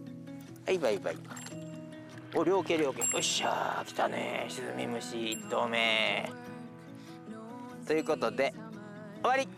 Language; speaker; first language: Japanese; native; Japanese